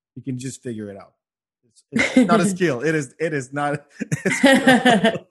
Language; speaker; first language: English; non-native, fluent; Wolof